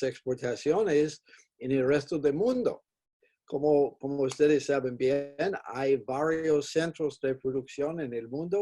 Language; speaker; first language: Spanish; non-native, fluent; English